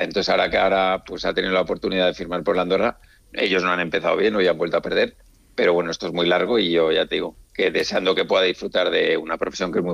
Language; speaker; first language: Spanish; native; Spanish